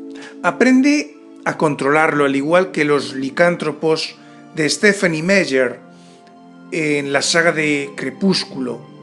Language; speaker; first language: Spanish; native; Spanish